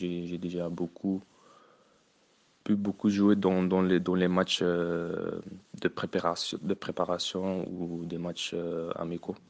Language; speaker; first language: French; early bilingual, other home language; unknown